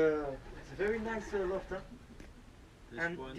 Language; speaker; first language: English; non-native, learner; French